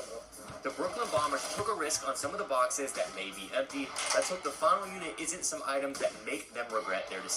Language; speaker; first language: English; native; English